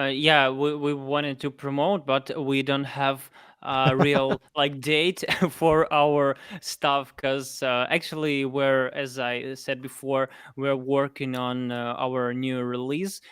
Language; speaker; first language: English; non-native, fluent; Russian